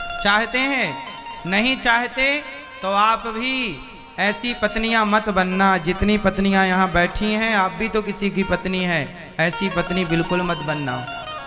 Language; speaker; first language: Hindi; native; Hindi